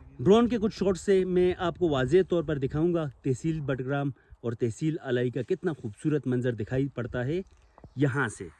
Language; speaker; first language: Urdu; non-native, local second language; Pashto